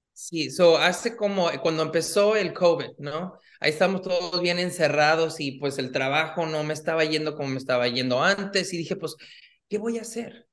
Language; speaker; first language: Spanish; early bilingual, heritage; Spanish